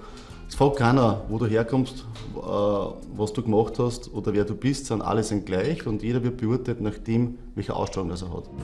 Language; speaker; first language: German; native; German